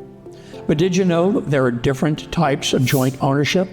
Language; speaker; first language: English; native; English